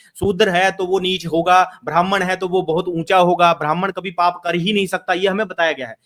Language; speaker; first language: Hindi; native; Hindi